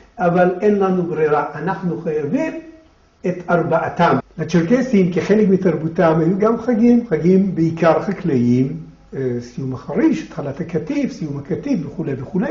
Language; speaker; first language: Hebrew; non-native, local second language; Adyghe